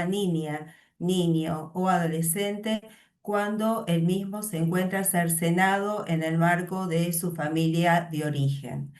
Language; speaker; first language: Spanish; native; Spanish